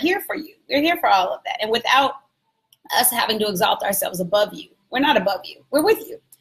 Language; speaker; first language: English; native; English